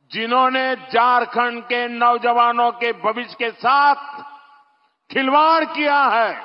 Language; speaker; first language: Hindi; non-native, local second language; Gujarati